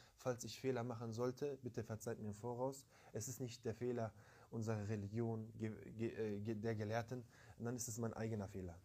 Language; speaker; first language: German; early bilingual, other home language; Turkish